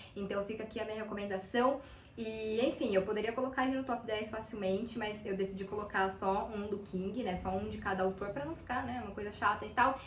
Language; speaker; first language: Portuguese; native; Portuguese